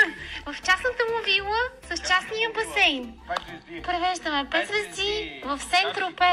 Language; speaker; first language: Bulgarian; native; Bulgarian